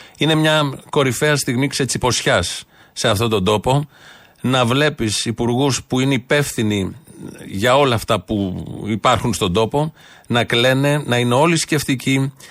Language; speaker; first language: Greek; native; Greek